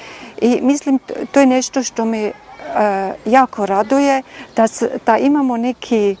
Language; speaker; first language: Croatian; non-native, fluent; German